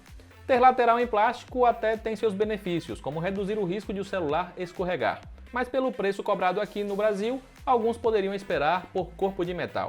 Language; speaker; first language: Portuguese; native; Portuguese